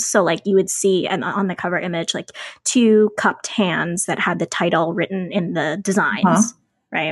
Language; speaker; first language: English; native; English